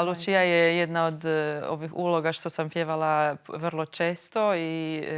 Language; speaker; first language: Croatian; non-native, local second language; Albanian